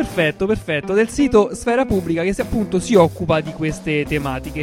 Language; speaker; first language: Italian; native; Italian